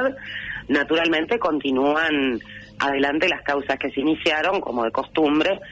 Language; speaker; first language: Spanish; native; Spanish